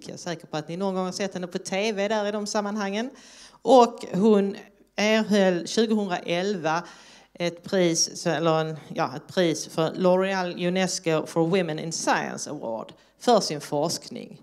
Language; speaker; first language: Swedish; native; Swedish